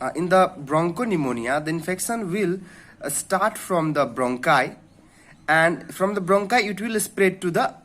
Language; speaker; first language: English; non-native, local second language; Nepali